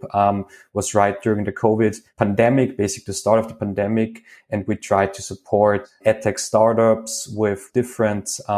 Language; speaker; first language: English; non-native, fluent; German